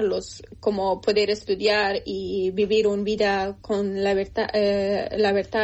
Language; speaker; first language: Spanish; non-native, learner; Persian